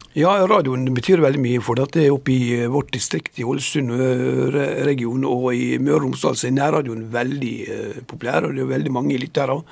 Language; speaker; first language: Norwegian; native; Norwegian